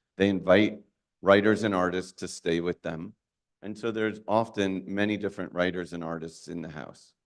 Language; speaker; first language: English; native; English